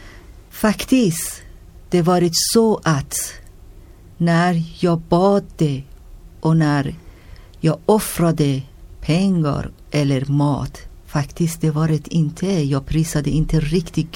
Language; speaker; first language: Swedish; non-native, fluent; Persian